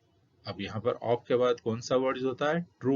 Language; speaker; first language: Hindi; native; Hindi